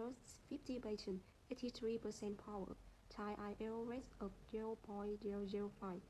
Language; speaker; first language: English; non-native, learner; Vietnamese